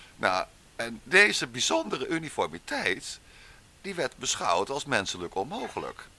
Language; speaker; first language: Dutch; native; Dutch